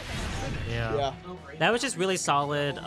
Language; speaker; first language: English; native; English